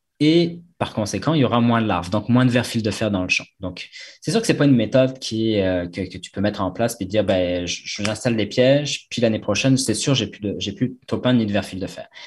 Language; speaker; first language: French; native; French